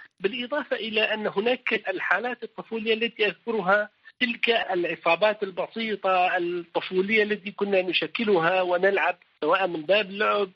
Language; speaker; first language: Arabic; non-native, local second language; Kurdish